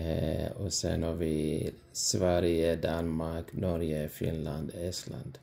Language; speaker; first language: Swedish; non-native, fluent; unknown